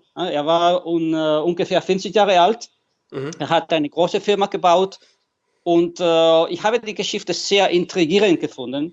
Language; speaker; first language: German; non-native, fluent; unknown